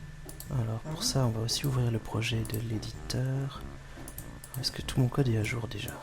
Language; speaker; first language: French; native; French